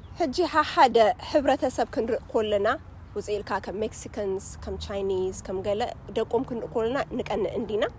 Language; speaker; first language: Tigrinya; early bilingual, heritage; Tigrinya